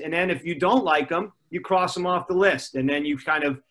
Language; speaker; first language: English; native; English